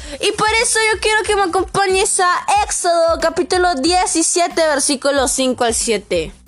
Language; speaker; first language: Spanish; native; Spanish